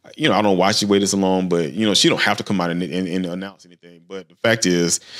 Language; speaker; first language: English; native; English